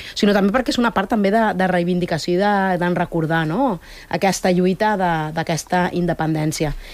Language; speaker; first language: Catalan; early bilingual, other home language; Spanish